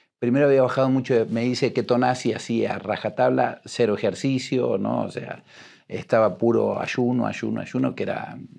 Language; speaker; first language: Spanish; native; Spanish